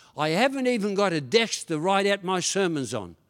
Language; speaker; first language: English; early bilingual, other home language; Dutch